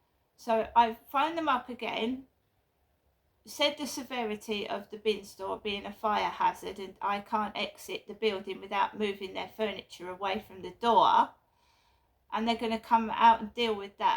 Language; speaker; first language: English; native; English